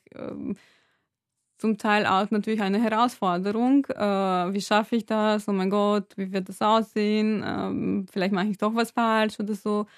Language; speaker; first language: German; non-native, fluent; Serbian